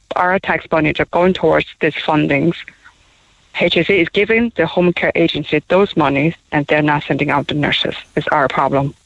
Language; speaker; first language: English; non-native, fluent; Chinese